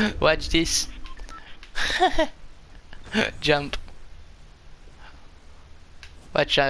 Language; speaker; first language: English; non-native, learner; French